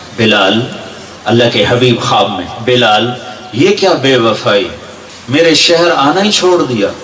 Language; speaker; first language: Urdu; non-native, local second language; Punjabi